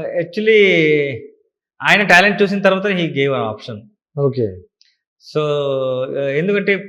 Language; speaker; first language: Telugu; non-native, learner; Kannada